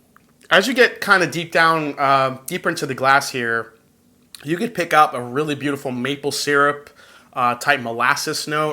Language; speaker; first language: English; native; English